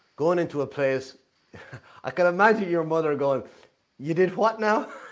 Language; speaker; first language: English; native; English